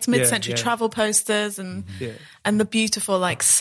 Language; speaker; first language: English; native; English